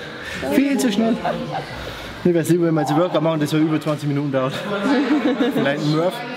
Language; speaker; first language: German; native; German